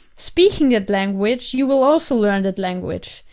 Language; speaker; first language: English; non-native, fluent; German